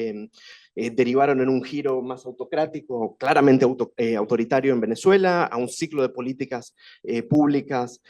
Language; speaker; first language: Spanish; native; Spanish